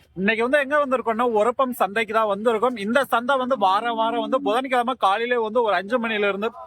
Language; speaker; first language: Tamil; native; Tamil